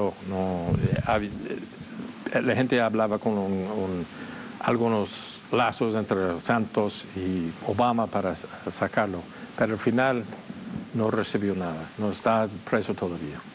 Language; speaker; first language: Spanish; non-native, fluent; English